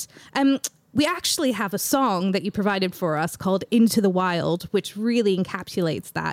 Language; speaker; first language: English; native; English